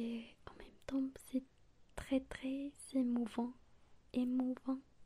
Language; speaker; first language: French; non-native, learner; Spanish